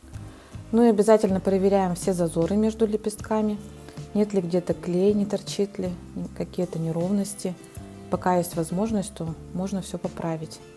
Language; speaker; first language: Russian; native; Russian